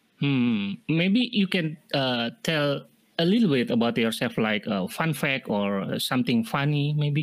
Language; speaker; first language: English; non-native, fluent; Indonesian